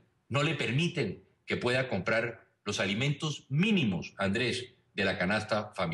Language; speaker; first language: Spanish; native; Spanish